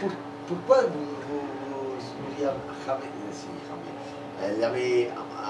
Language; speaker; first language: French; non-native, learner; Italian